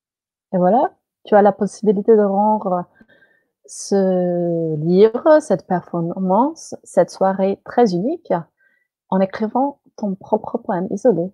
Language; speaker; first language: French; non-native, fluent; Slovenian